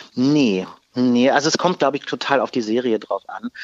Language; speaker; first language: German; native; German